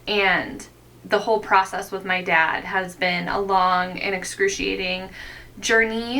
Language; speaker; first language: English; native; English